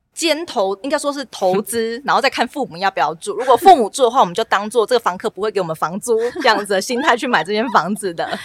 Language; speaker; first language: Chinese; native; Chinese